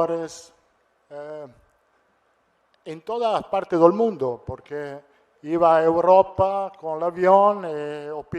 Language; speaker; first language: Spanish; non-native, fluent; Italian